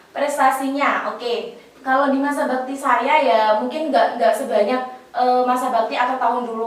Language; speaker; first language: Indonesian; native; Indonesian